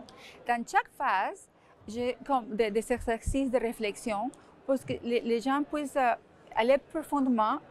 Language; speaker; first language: French; non-native, fluent; Spanish